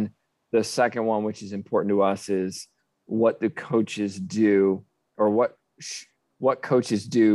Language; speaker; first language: English; native; English